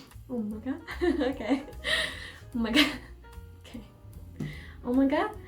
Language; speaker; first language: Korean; non-native, learner; English